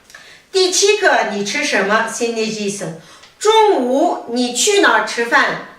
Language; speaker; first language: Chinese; non-native, fluent; Kazakh